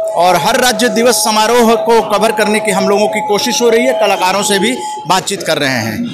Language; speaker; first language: Hindi; native; Hindi